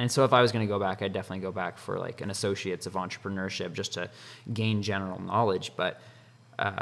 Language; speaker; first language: English; native; English